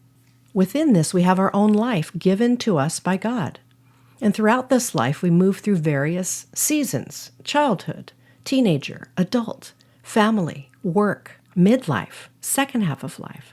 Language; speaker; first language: English; native; English